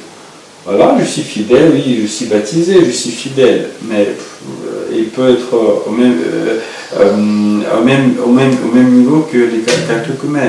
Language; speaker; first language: French; non-native, fluent; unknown